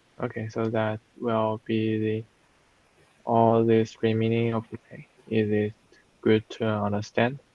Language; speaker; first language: English; non-native, fluent; Chinese